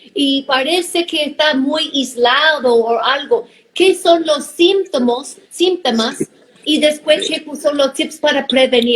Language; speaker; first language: Spanish; non-native, fluent; English